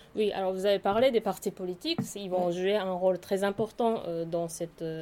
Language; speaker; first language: French; non-native, fluent; Japanese